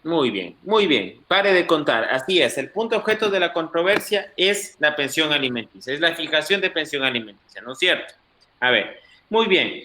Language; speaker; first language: Spanish; native; Spanish